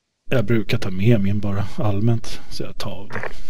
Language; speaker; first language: Swedish; native; Swedish